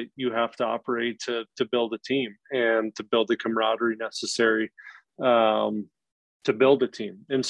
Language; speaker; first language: English; native; English